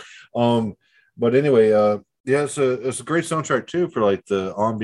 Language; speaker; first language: English; native; English